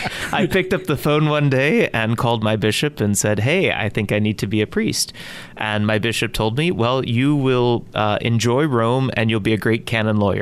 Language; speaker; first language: English; native; English